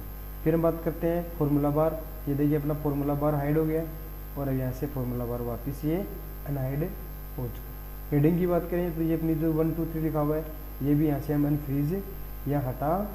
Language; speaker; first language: Hindi; native; Hindi